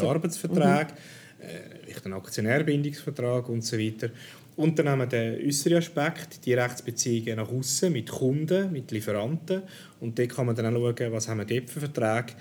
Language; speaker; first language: German; native; German